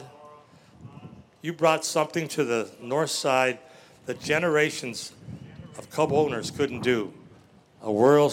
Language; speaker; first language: English; native; English